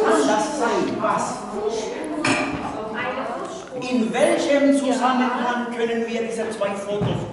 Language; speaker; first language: German; non-native, learner; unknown